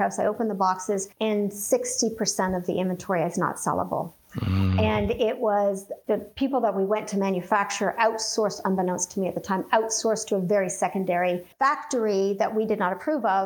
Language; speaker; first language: English; native; English